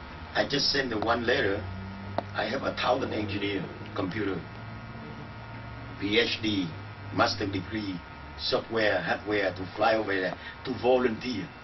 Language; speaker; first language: English; non-native, learner; Vietnamese